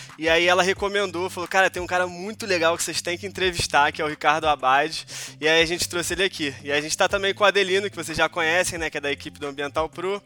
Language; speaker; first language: Portuguese; native; Portuguese